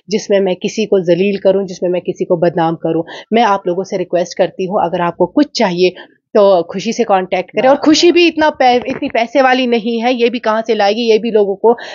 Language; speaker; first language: Hindi; non-native, local second language; Kashmiri